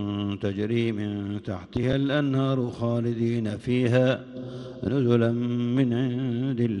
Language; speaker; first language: Arabic; native; Arabic